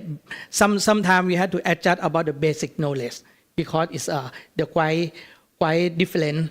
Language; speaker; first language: English; non-native, learner; Thai